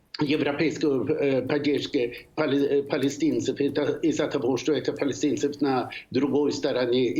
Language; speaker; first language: Russian; non-native, fluent; Swedish